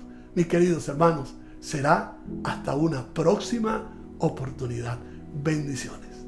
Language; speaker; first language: Spanish; native; Spanish